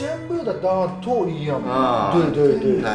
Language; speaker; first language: Chinese; non-native, fluent; Japanese